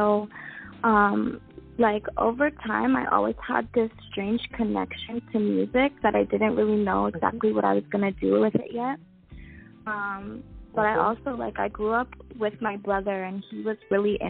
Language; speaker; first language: English; native; English